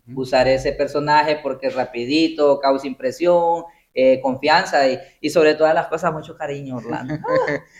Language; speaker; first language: Spanish; native; Spanish